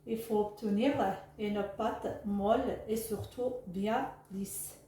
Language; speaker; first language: French; non-native, local second language; Arabic